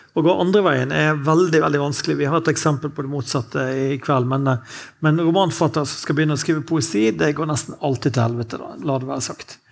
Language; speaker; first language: Norwegian; native; Norwegian